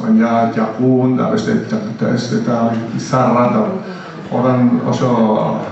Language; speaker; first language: Basque; native; Basque